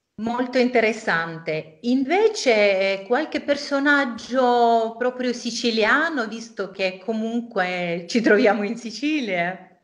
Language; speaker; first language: Italian; non-native, fluent; Russian